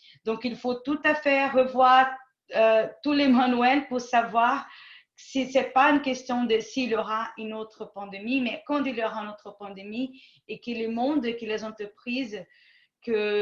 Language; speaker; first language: French; non-native, fluent; Portuguese